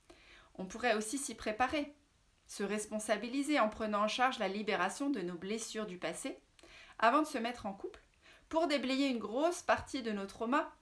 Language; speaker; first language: French; native; French